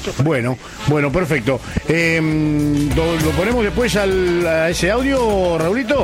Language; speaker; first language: Spanish; native; Spanish